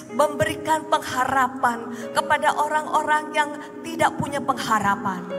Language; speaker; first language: Indonesian; native; Indonesian